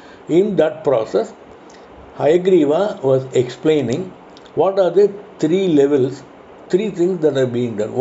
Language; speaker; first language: English; non-native, local second language; Tamil